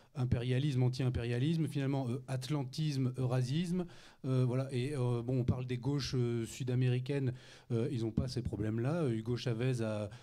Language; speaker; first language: French; native; French